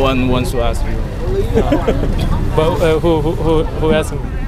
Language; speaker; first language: English; non-native, learner; Vietnamese